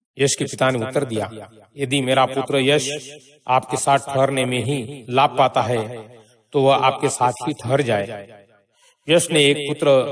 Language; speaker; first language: Hindi; non-native, local second language; Marathi